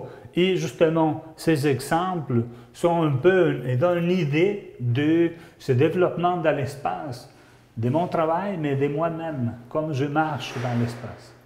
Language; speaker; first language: French; non-native, fluent; Spanish